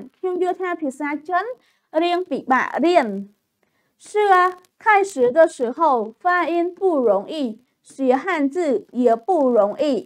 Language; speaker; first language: Chinese; non-native, fluent; Khmer